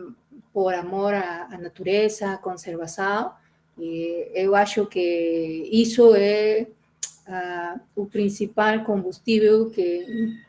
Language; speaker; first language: Portuguese; non-native, fluent; Spanish